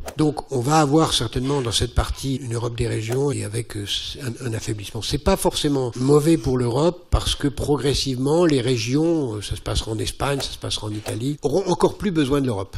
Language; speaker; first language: French; native; French